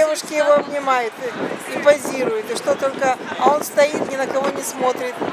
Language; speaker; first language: Russian; native; Russian